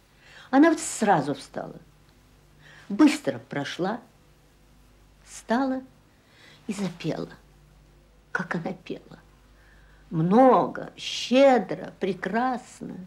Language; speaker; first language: Russian; native; Russian